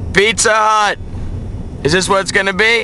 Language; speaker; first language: English; native; English